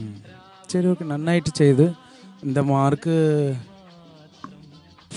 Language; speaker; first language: Malayalam; non-native, learner; Tamil